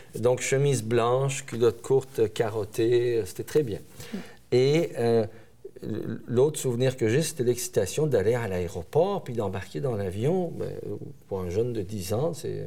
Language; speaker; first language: French; early bilingual, other home language; Persian